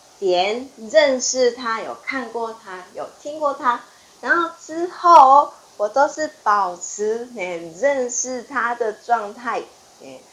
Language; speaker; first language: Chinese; non-native, fluent; Japanese